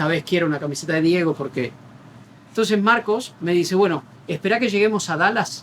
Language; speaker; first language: Spanish; native; Spanish